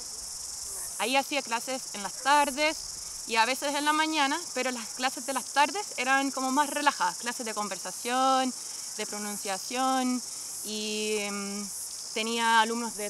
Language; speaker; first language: Spanish; non-native, fluent; English